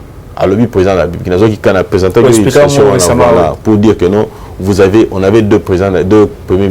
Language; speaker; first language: French; non-native, local second language; Lingala